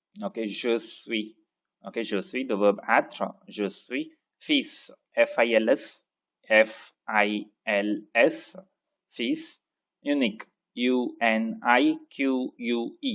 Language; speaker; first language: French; non-native, fluent; Tamil